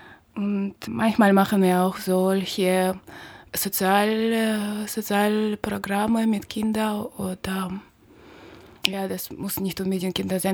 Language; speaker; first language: German; non-native, learner; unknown